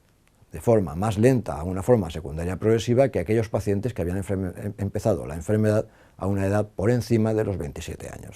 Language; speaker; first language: Spanish; native; Spanish